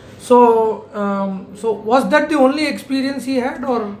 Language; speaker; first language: English; non-native, local second language; Tamil